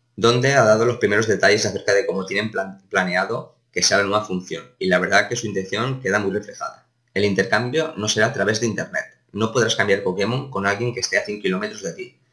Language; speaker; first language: Spanish; native; Spanish